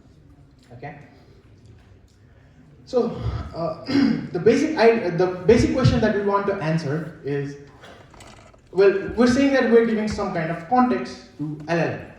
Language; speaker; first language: English; non-native, local second language; Nepali